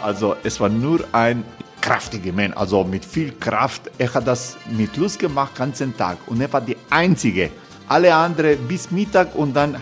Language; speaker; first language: German; non-native, learner; Croatian